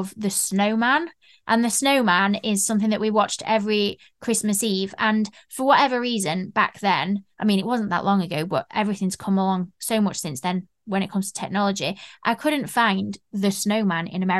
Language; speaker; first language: English; native; English